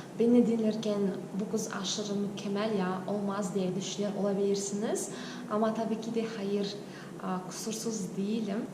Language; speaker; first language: Turkish; non-native, fluent; Kazakh